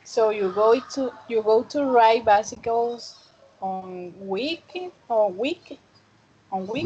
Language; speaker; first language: English; non-native, fluent; Spanish